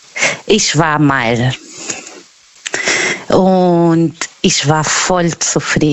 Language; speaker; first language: German; non-native, learner; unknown